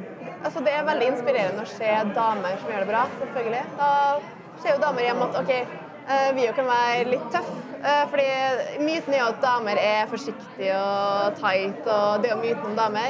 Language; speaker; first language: Norwegian; native; Norwegian